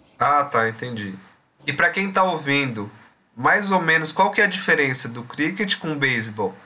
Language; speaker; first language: Portuguese; native; Portuguese